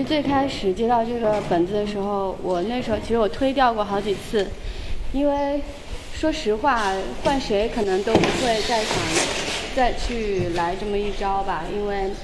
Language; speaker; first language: Chinese; native; Chinese